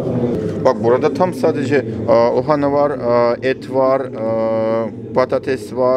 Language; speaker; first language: Turkish; non-native, learner; Russian